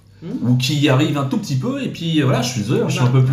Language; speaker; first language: French; native; French